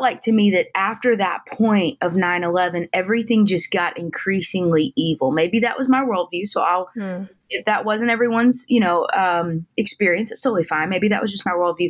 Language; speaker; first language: English; native; English